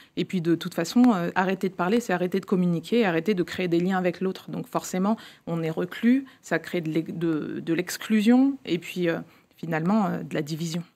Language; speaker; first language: French; native; French